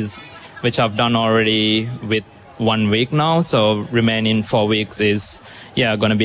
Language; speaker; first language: English; non-native, local second language; Sinhala